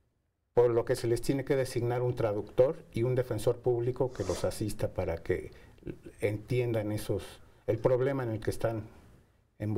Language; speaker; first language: Spanish; native; Spanish